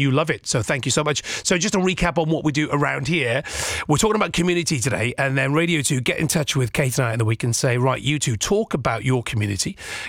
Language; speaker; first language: English; native; English